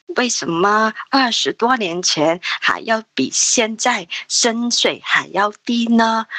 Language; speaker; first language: Chinese; non-native, local second language; Cantonese